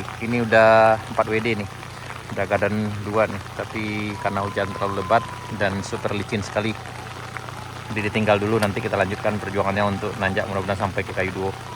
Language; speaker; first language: Indonesian; non-native, local second language; Minangkabau